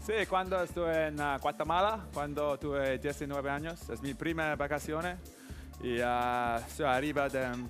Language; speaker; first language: Spanish; non-native, learner; English